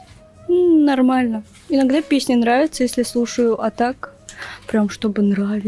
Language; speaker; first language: Russian; non-native, local second language; Turkmen